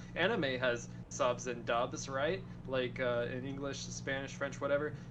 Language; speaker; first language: English; early bilingual, other home language; Spanish